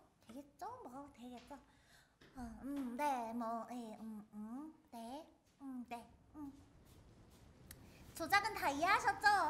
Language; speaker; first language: Korean; native; Korean